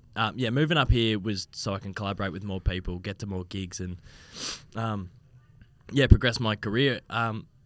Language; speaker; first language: English; native; English